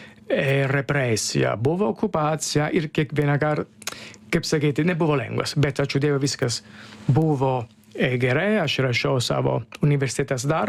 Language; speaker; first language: Lithuanian; non-native, learner; Italian